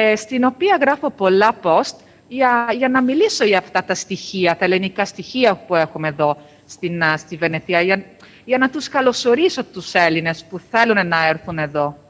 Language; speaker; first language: Greek; non-native, fluent; Italian